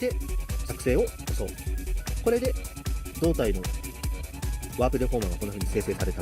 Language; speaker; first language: Japanese; native; Japanese